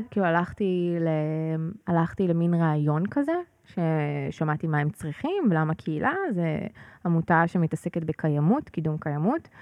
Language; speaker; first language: Hebrew; native; Hebrew